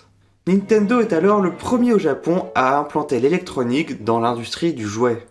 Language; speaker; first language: French; native; French